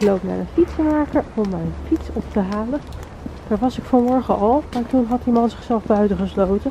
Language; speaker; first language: Dutch; native; Dutch